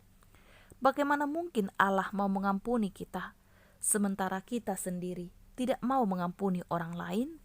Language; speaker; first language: Malay; native; Malay